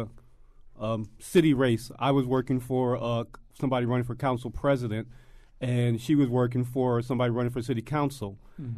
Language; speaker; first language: English; native; English